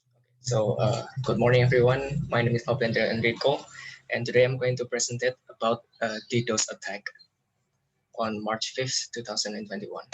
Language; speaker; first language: English; non-native, fluent; Indonesian